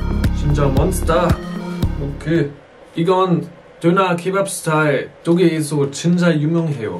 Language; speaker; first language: Korean; non-native, learner; German